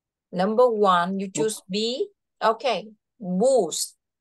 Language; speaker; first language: English; non-native, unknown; Vietnamese